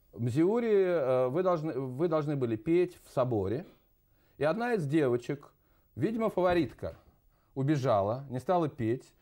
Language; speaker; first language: Russian; native; Russian